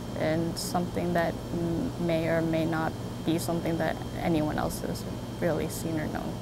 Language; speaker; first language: English; native; English